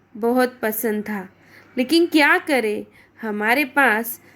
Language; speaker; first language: Hindi; non-native, local second language; Marathi